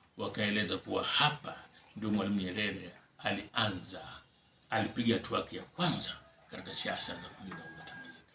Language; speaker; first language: Swahili; native; Swahili